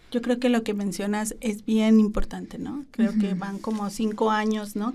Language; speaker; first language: Spanish; native; Spanish